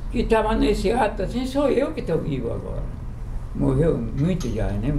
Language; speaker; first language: Portuguese; non-native, fluent; Japanese